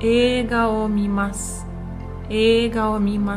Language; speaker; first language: Japanese; non-native, fluent; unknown